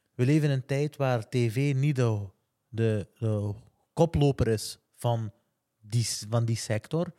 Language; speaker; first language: Dutch; native; Dutch